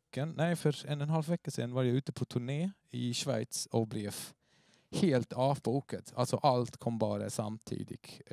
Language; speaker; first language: Swedish; non-native, fluent; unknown